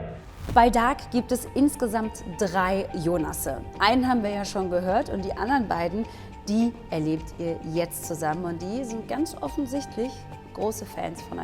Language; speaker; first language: German; native; German